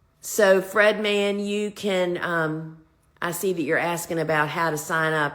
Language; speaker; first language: English; native; English